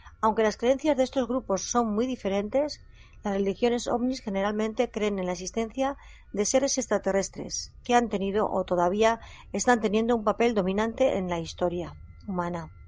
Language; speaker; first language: Spanish; native; Spanish